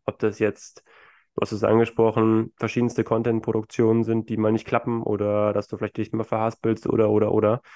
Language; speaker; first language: German; native; German